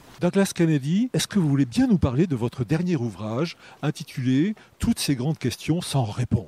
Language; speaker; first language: French; native; French